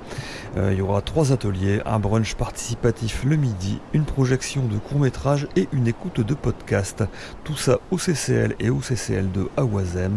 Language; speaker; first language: French; native; French